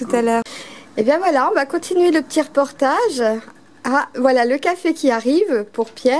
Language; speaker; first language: French; native; French